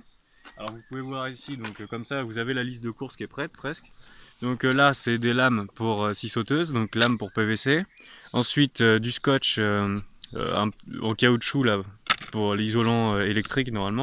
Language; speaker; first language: French; native; French